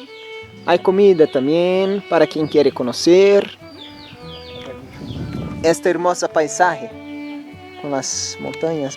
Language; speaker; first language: Spanish; non-native, learner; Portuguese